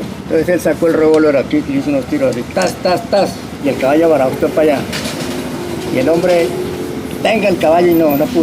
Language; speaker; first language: Spanish; native; Spanish